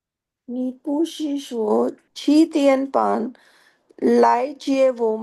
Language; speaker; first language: Chinese; non-native, learner; Hindi